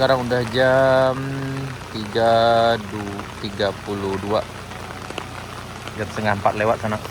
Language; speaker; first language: Indonesian; non-native, local second language; Minangkabau